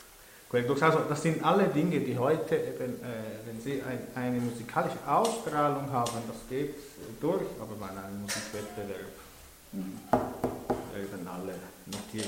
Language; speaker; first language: German; non-native, local second language; French